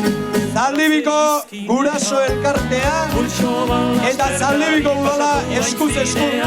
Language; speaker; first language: Basque; native; Basque